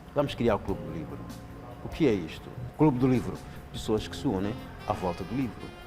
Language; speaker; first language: Portuguese; non-native, local second language; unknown